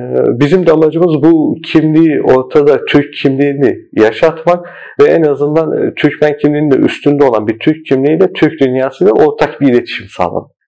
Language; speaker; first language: Turkish; early bilingual, heritage; Turkish